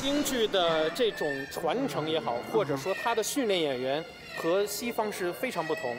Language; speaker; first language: Chinese; native; Chinese